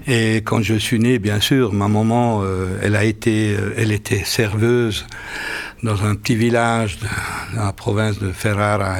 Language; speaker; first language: French; native; French